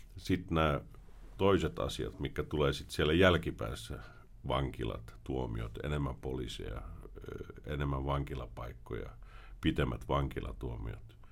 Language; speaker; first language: Finnish; early bilingual, heritage; Finnish